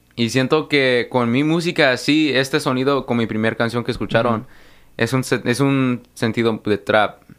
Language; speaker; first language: Spanish; early bilingual, heritage; Spanish